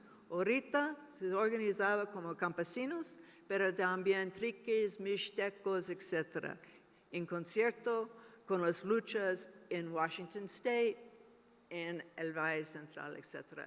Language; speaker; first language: Spanish; non-native, learner; English